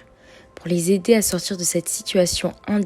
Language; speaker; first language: French; native; French